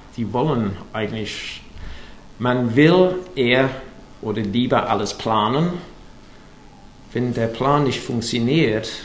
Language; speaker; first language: German; non-native, fluent; English